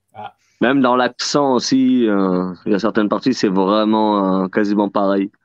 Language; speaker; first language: French; native; French